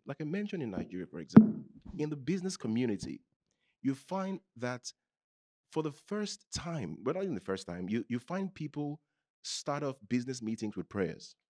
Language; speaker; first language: English; non-native, local second language; Yoruba